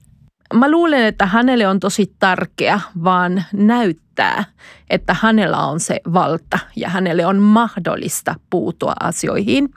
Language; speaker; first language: Finnish; non-native, fluent; Spanish